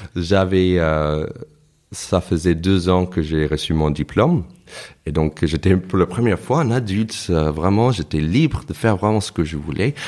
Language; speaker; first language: French; non-native, fluent; English